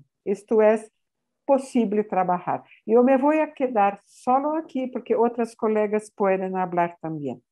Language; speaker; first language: Spanish; non-native, fluent; Portuguese